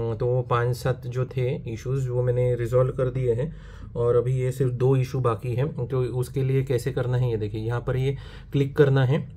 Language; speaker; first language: Hindi; non-native, local second language; Marathi